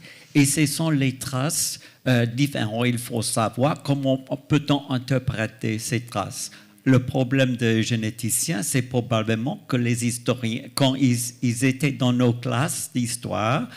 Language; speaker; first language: French; non-native, fluent; English